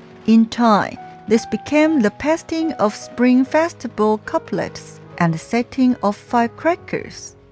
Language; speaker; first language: English; non-native, fluent; Chinese